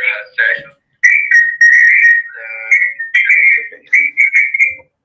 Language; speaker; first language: English; non-native, learner; Portuguese